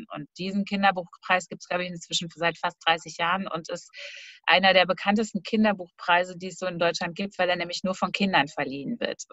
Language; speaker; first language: German; native; German